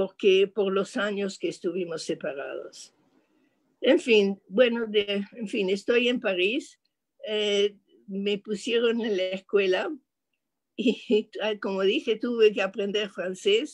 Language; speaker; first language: Spanish; non-native, fluent; French